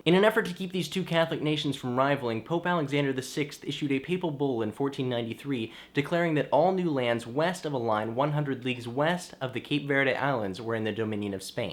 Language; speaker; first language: English; native; English